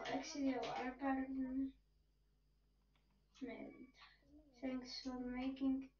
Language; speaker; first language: English; non-native, local second language; Slovak